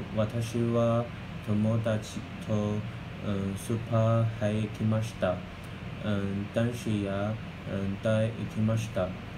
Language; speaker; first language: Japanese; non-native, learner; Chinese